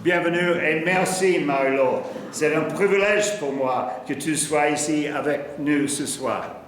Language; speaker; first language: French; non-native, learner; English